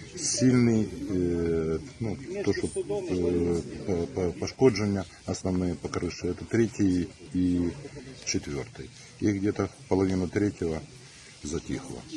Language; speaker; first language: Russian; native; Russian